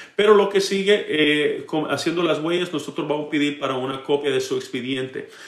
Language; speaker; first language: Spanish; early bilingual, heritage; Spanish